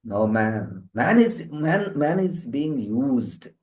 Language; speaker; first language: English; non-native, local second language; Telugu